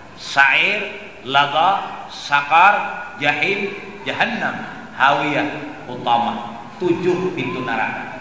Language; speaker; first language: Indonesian; non-native, local second language; Banjar